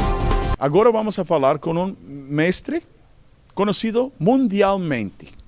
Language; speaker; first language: Portuguese; non-native, learner; Spanish